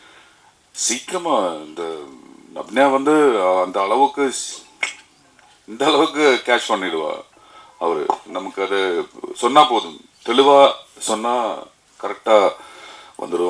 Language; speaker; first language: Tamil; non-native, learner; Malayalam